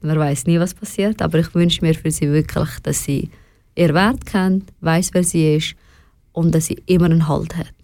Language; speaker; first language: German; early bilingual, other home language; Persian